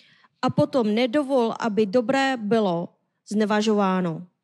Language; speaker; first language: Czech; non-native, learner; Korean